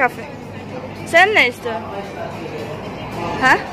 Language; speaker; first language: Turkish; non-native, learner; Indonesian